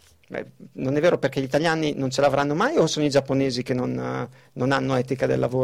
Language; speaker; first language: Italian; native; Italian